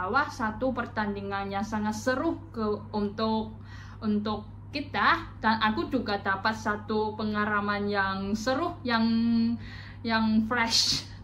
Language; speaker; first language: Indonesian; non-native, fluent; Chinese